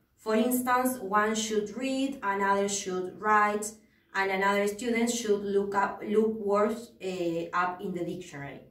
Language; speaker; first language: English; non-native, fluent; Spanish